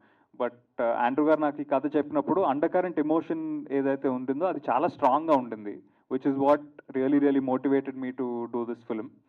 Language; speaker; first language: Telugu; native; Telugu